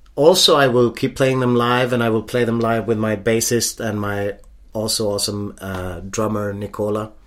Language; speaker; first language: English; non-native, fluent; Swedish